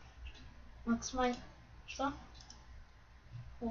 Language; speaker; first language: Russian; non-native, local second language; Ukrainian